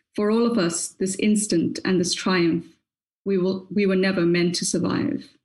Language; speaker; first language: English; native; English